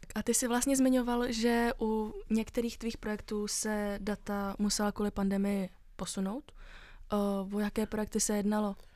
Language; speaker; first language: Czech; native; Czech